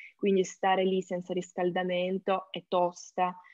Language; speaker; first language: Italian; non-native, fluent; Ukrainian